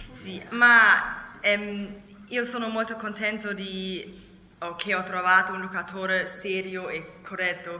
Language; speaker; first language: Italian; non-native, learner; German